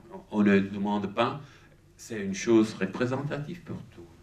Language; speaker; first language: French; non-native, learner; German